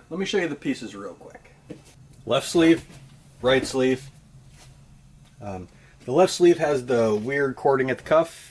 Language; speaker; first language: English; native; English